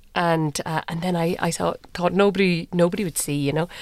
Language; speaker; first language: English; native; English